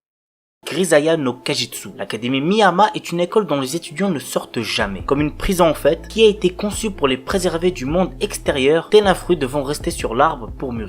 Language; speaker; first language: French; native; French